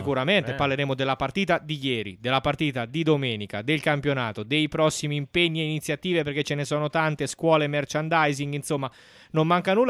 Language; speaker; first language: Italian; native; Italian